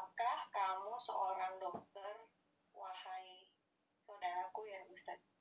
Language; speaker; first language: Indonesian; native; Indonesian